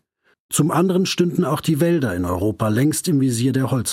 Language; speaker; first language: German; native; German